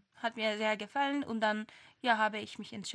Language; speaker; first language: German; non-native, fluent; Turkish